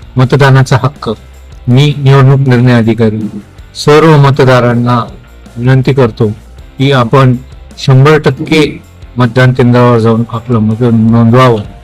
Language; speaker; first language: Marathi; native; Marathi